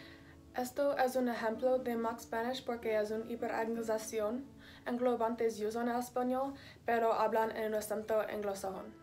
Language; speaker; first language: Spanish; non-native, learner; English